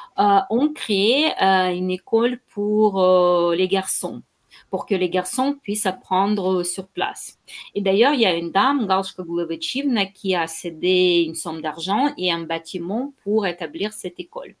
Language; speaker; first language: French; non-native, fluent; Ukrainian